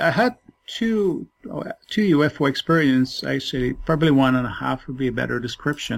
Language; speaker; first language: English; non-native, fluent; French